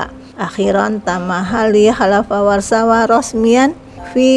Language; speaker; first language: Arabic; non-native, fluent; Indonesian